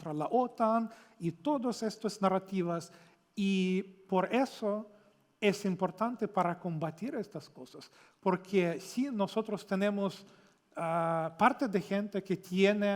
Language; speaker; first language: Spanish; non-native, fluent; Ukrainian